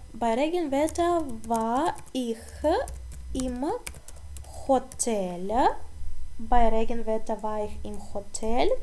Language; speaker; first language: German; non-native, fluent; Ukrainian